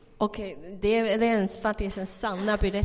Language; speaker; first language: Swedish; non-native, fluent; Chinese